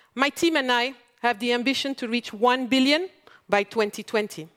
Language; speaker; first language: English; non-native, fluent; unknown